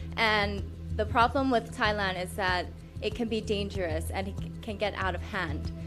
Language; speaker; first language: English; non-native, fluent; Thai